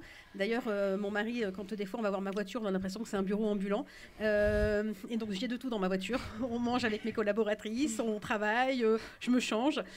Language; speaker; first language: French; native; French